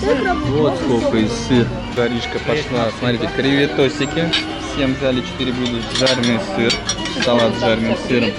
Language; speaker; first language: Russian; native; Russian